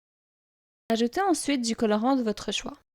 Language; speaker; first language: French; native; French